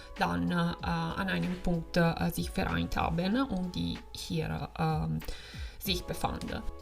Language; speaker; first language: German; non-native, fluent; Italian